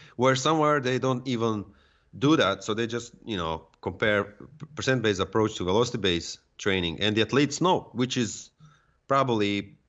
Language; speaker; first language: English; non-native, fluent; Serbian